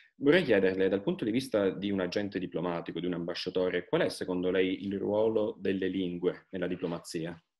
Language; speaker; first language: Italian; native; Italian